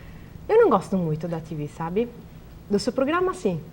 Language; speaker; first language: Portuguese; non-native, learner; Italian